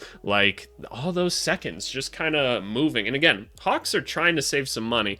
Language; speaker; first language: English; native; English